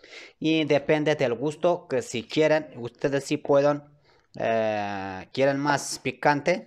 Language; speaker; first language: Spanish; non-native, learner; Turkish